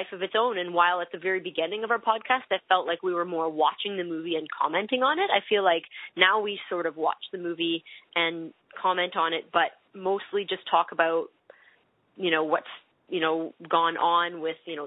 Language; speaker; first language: English; native; English